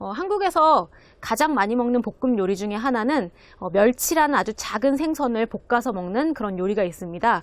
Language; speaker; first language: Korean; native; Korean